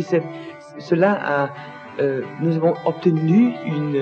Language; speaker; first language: French; non-native, learner; Danish